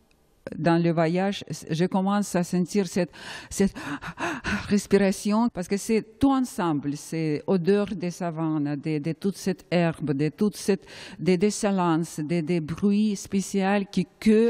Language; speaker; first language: French; non-native, fluent; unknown